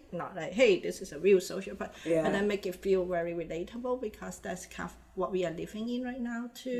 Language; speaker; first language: English; non-native, local second language; Cantonese